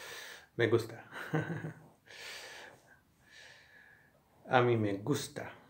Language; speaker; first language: Spanish; non-native, learner; Hindi